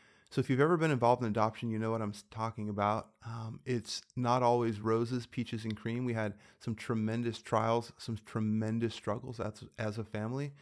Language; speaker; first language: English; native; English